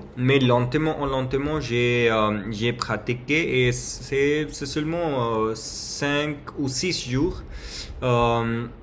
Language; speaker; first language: French; non-native, learner; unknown